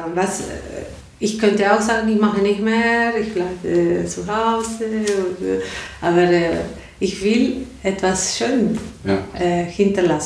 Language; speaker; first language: German; non-native, learner; Spanish